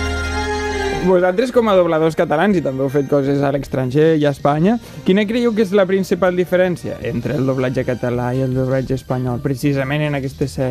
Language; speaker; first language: Catalan; native; Catalan